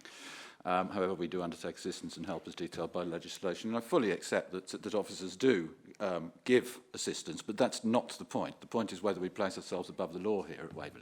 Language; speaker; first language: English; native; English